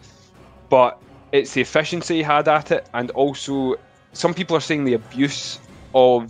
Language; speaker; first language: English; native; English